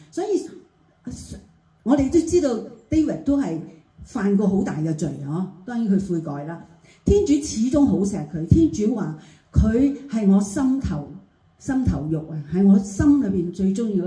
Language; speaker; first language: Cantonese; native; Cantonese